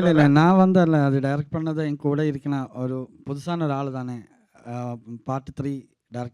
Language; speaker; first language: Tamil; non-native, learner; Malayalam